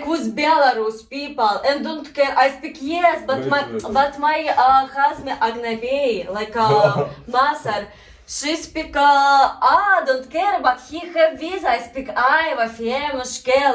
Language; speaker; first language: English; non-native, learner; Russian